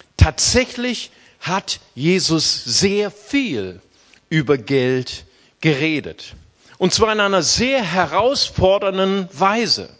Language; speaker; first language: German; early bilingual, other home language; Portuguese